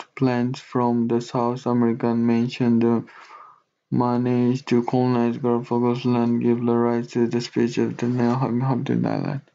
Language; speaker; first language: English; non-native, learner; Japanese